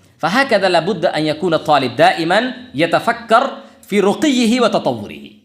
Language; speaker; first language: Arabic; non-native, fluent; Urdu